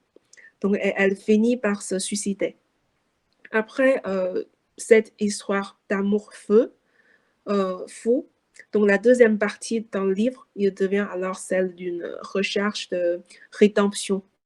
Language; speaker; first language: French; non-native, learner; Chinese